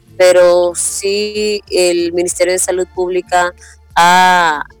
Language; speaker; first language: Spanish; native; Spanish